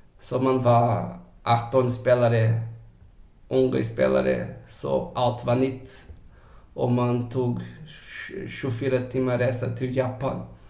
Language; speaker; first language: Swedish; non-native, fluent; Portuguese